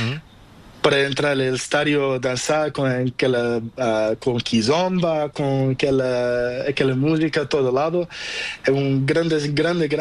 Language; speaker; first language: Spanish; non-native, learner; Portuguese